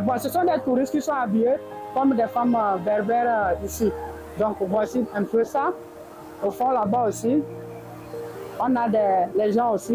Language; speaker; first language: French; non-native, fluent; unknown